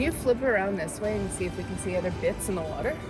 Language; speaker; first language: English; native; English